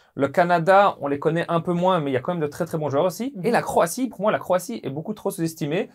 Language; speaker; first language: French; native; French